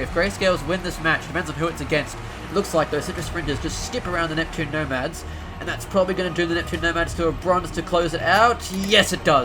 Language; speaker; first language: English; native; English